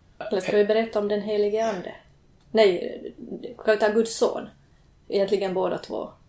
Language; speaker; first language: Swedish; native; Swedish